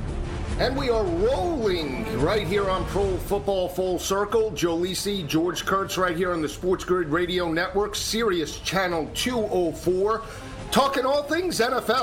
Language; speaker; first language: English; native; English